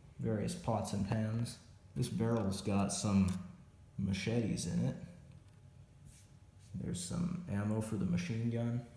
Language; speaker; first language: English; native; English